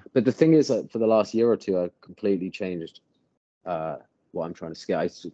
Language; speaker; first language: English; native; English